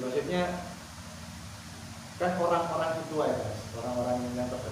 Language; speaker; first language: Indonesian; native; Indonesian